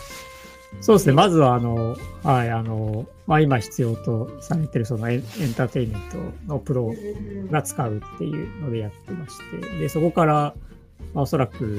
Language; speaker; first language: Japanese; native; Japanese